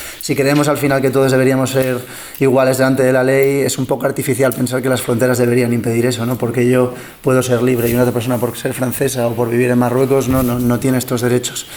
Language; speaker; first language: Spanish; early bilingual, other home language; English